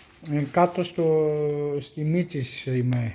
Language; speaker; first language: Greek; non-native, fluent; Bulgarian